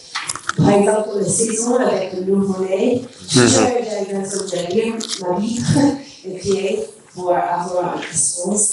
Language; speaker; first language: French; non-native, learner; English